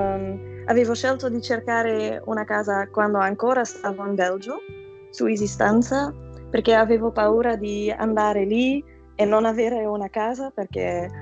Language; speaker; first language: Italian; non-native, fluent; Dutch